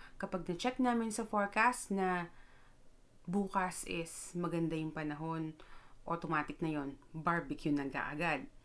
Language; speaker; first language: Filipino; native; Filipino